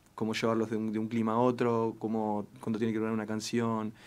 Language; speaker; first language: Spanish; native; Spanish